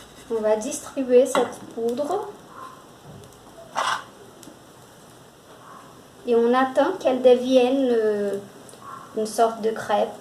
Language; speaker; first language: French; non-native, fluent; Portuguese